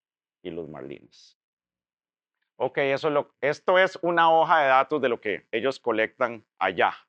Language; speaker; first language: Spanish; native; Spanish